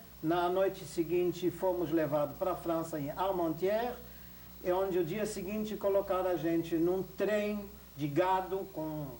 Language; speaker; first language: Portuguese; non-native, fluent; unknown